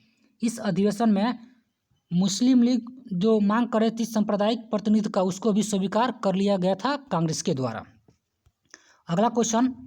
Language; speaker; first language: Hindi; native; Hindi